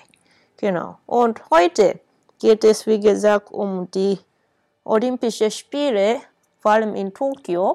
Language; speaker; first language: German; non-native, fluent; Japanese